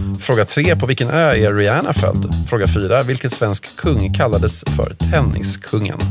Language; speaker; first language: Swedish; native; Swedish